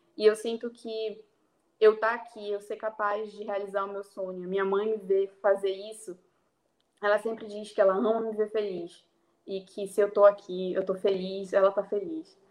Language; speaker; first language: Portuguese; native; Portuguese